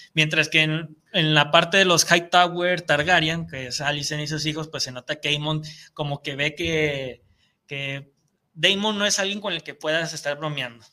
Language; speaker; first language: Spanish; native; Spanish